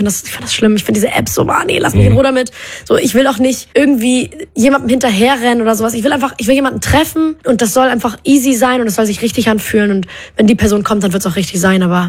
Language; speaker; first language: German; native; German